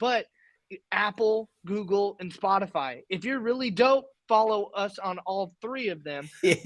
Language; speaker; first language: English; native; English